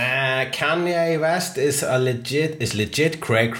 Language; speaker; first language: English; non-native, fluent; Icelandic